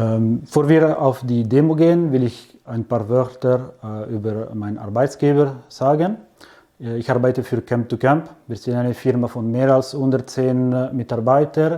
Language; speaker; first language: German; non-native, fluent; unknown